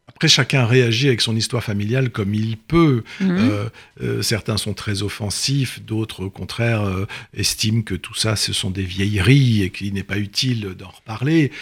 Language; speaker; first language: French; native; French